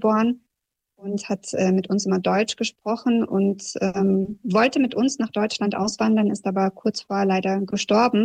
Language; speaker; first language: German; early bilingual, other home language; Russian